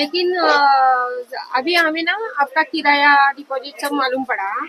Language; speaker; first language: Hindi; non-native, local second language; Marathi